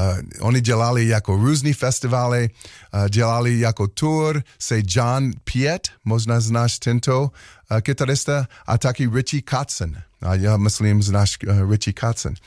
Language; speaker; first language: Czech; non-native, learner; English